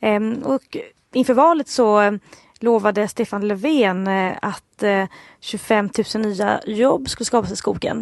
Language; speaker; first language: Swedish; native; Swedish